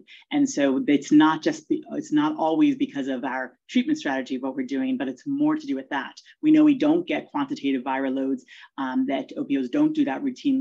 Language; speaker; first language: English; native; English